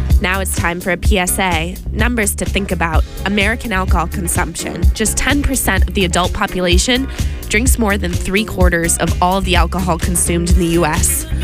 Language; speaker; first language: English; native; English